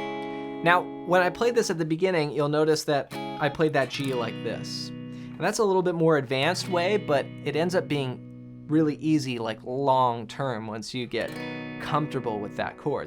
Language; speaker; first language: English; native; English